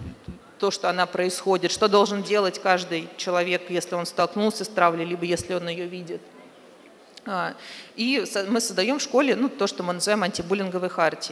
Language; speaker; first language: Russian; native; Russian